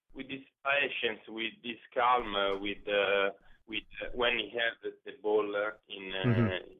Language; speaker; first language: English; non-native, learner; Italian